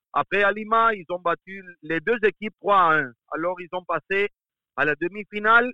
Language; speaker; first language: French; non-native, fluent; Spanish